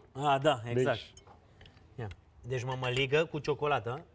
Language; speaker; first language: Romanian; native; Romanian